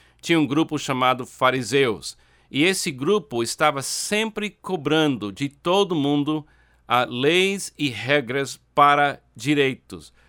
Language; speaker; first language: Portuguese; non-native, fluent; English